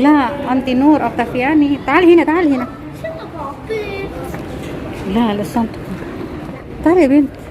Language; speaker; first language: Arabic; non-native, local second language; Indonesian